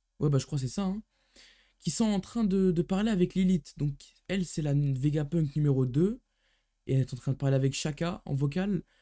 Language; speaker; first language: French; native; French